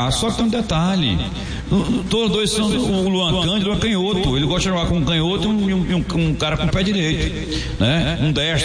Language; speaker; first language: Portuguese; native; Portuguese